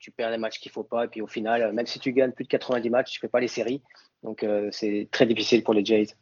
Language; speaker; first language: French; native; French